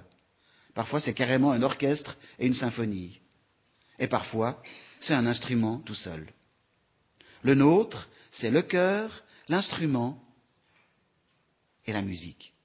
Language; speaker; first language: French; native; French